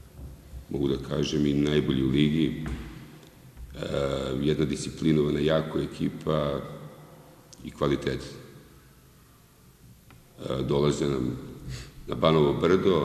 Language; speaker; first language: Bosnian; native; Bosnian